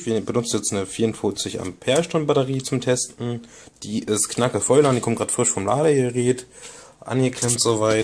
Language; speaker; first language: German; native; German